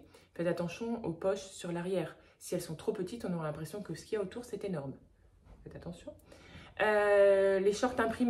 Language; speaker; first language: French; native; French